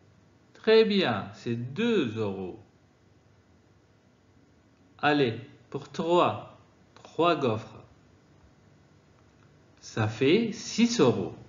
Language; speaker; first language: French; non-native, fluent; Arabic